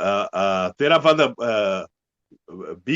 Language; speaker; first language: English; non-native, learner; Portuguese